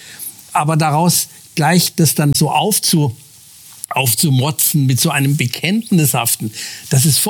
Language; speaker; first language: German; native; German